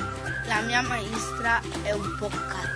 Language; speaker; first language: Italian; early bilingual, other home language; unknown